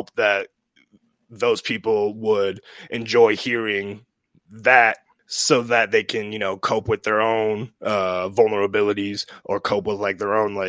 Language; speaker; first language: English; native; English